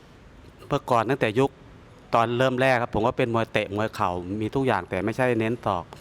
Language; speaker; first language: Thai; native; Thai